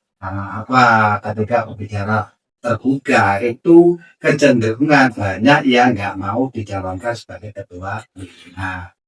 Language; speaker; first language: Indonesian; native; Indonesian